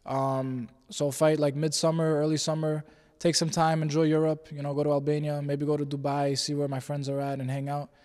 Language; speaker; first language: English; native; English